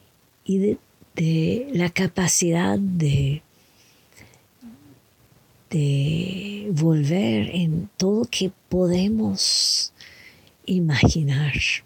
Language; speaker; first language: Spanish; non-native, learner; English